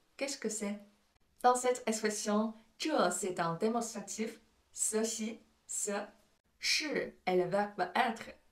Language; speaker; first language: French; non-native, fluent; Chinese